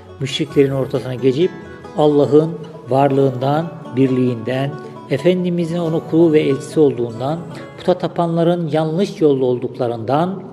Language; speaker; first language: Turkish; native; Turkish